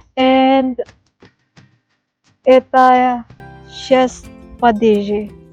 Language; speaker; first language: Russian; non-native, learner; Waray